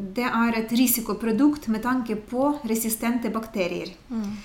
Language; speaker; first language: Norwegian; non-native, fluent; Ukrainian